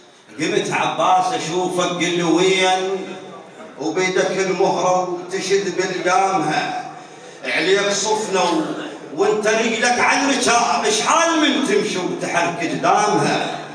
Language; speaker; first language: Arabic; native; Arabic